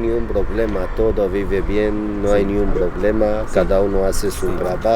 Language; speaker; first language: Spanish; non-native, learner; Arabic